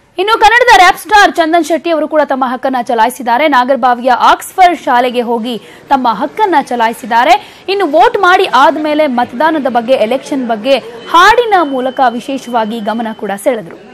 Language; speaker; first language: Kannada; native; Kannada